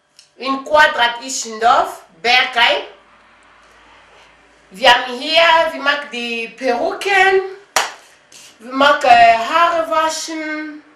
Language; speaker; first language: German; non-native, learner; Lingala